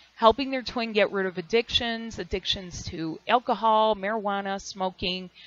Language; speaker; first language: English; native; English